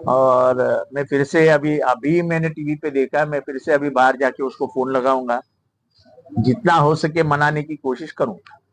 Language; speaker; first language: Hindi; non-native, local second language; Marathi